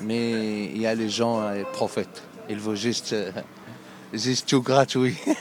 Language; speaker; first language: French; non-native, learner; Arabic